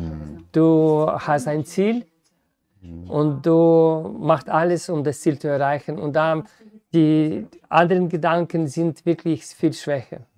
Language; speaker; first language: German; non-native, fluent; Ukrainian